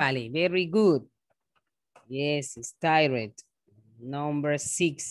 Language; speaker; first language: English; non-native, fluent; Spanish